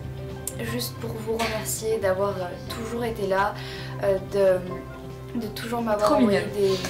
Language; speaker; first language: French; native; French